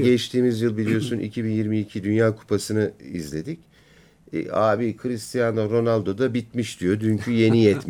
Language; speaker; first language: Turkish; native; Turkish